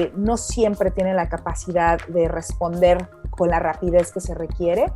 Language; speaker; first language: Spanish; native; Spanish